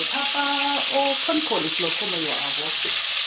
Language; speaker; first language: Spanish; non-native, fluent; Swedish